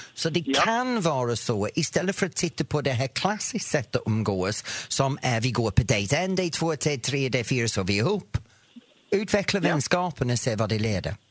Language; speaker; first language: Swedish; non-native, fluent; English